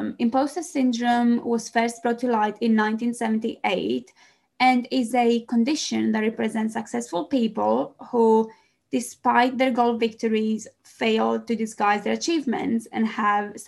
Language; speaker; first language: English; non-native, fluent; Greek